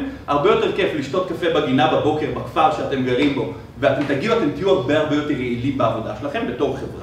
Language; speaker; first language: Hebrew; native; Hebrew